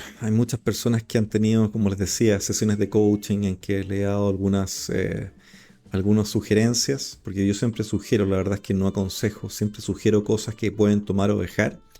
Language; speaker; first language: Spanish; native; Spanish